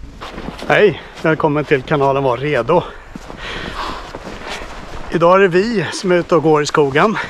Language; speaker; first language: Swedish; native; Swedish